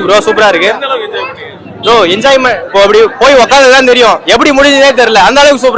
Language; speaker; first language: Tamil; native; Tamil